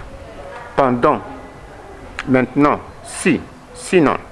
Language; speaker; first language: French; non-native, learner; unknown